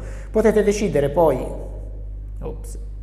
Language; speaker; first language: Italian; native; Italian